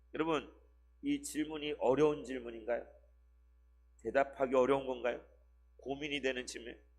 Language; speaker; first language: Korean; native; Korean